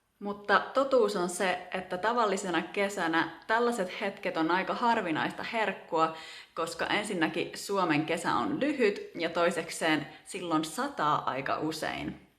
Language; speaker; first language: Finnish; native; Finnish